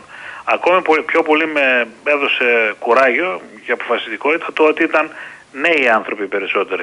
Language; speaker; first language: Greek; native; Greek